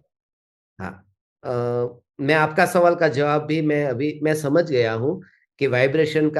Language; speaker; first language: Hindi; non-native, local second language; Gujarati